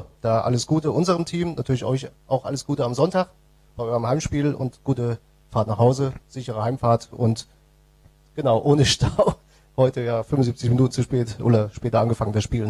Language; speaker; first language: German; native; German